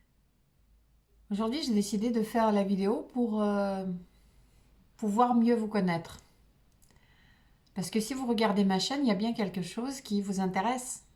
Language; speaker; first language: French; non-native, fluent; Russian